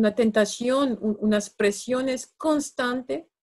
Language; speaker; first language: Spanish; non-native, fluent; French